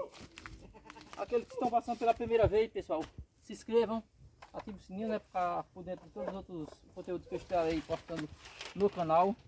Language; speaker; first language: Portuguese; native; Portuguese